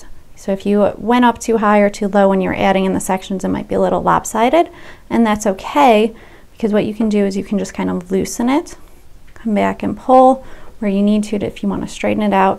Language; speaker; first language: English; native; English